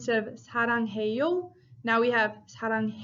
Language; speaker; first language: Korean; non-native, fluent; English